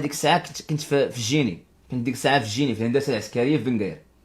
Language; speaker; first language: Arabic; native; Arabic